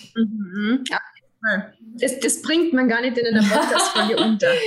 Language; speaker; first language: German; native; German